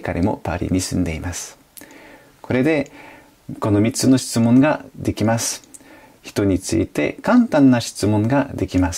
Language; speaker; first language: Japanese; non-native, fluent; French